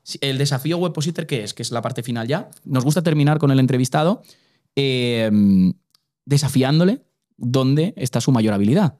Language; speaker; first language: Spanish; native; Spanish